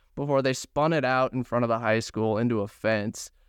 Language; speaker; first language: English; native; English